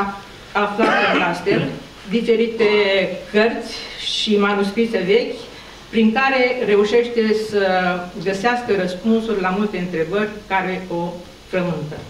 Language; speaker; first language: Romanian; native; Romanian